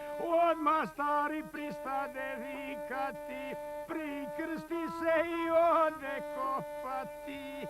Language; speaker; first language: Bosnian; native; Bosnian